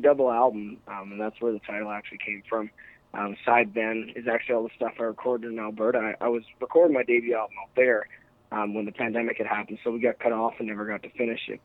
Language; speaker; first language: English; native; English